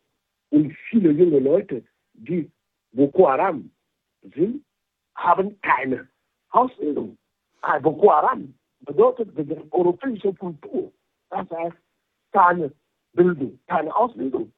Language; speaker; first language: German; non-native, fluent; French